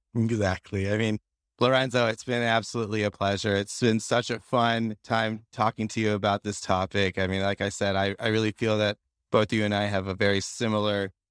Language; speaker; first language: English; non-native, fluent; Italian